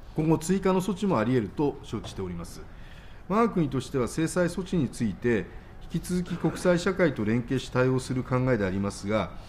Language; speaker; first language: Japanese; native; Japanese